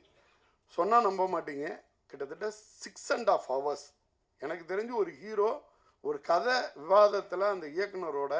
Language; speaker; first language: Tamil; native; Tamil